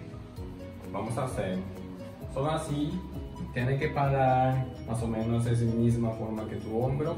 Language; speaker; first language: Spanish; non-native, learner; Japanese